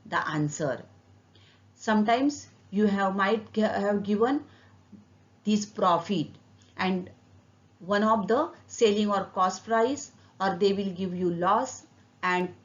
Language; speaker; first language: English; non-native, local second language; Marathi